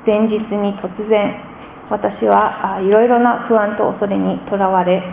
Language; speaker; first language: Japanese; non-native, fluent; English